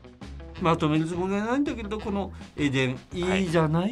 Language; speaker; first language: Japanese; native; Japanese